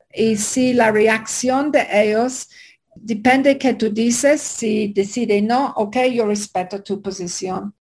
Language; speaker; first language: Spanish; non-native, learner; English